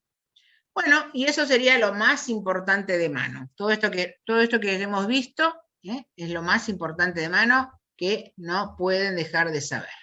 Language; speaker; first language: Spanish; native; Spanish